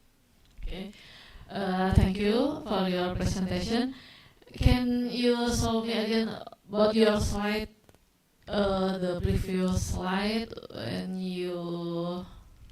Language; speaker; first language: English; non-native, learner; Indonesian